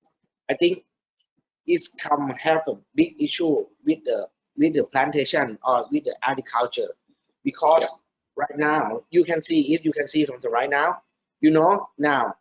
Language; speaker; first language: English; non-native, learner; Thai